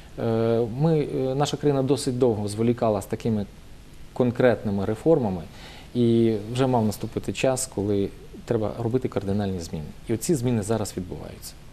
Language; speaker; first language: Ukrainian; native; Ukrainian